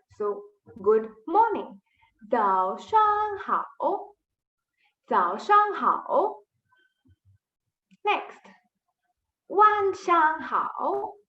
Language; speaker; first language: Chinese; non-native, fluent; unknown